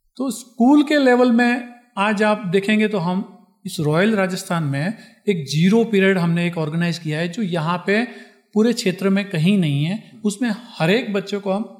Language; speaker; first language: Hindi; non-native, local second language; Marwari